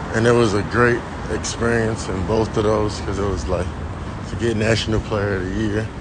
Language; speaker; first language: English; native; English